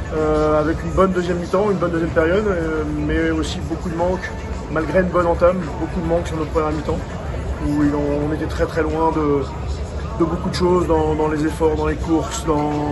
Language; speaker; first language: French; native; French